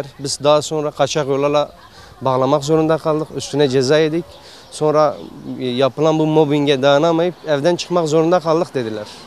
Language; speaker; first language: Turkish; native; Turkish